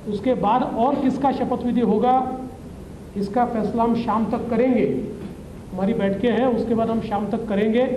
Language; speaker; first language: Hindi; non-native, local second language; Marathi